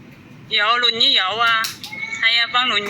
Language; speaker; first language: Chinese; non-native, learner; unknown